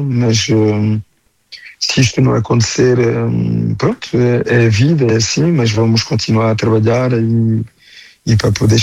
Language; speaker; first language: Portuguese; early bilingual, heritage; French